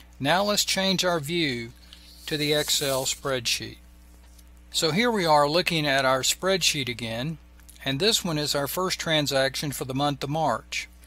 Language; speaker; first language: English; native; English